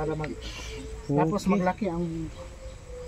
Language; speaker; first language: Filipino; non-native, local second language; Hiligaynon